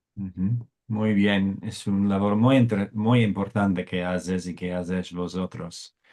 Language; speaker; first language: Spanish; non-native, fluent; English